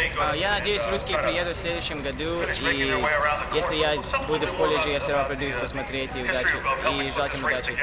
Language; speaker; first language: Russian; native; Russian